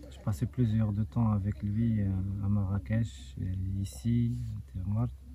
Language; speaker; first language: French; non-native, local second language; Arabic